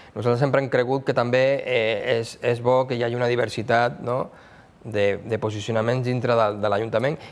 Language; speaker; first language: Catalan; non-native, local second language; Spanish